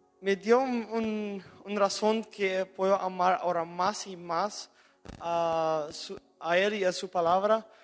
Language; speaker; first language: Spanish; non-native, local second language; German